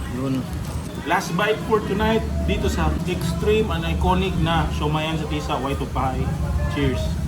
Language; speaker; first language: Filipino; native; Filipino